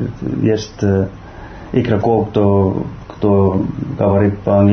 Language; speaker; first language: Russian; non-native, learner; Finnish